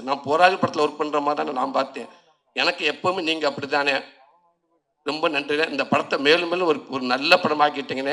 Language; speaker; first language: Tamil; native; Tamil